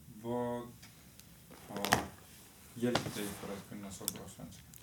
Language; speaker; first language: Swedish; non-native, fluent; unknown